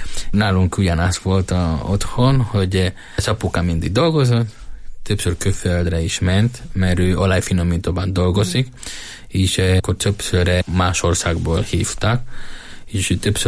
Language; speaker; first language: Hungarian; non-native, learner; Spanish